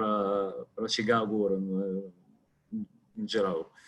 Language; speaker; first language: Portuguese; non-native, fluent; Arabic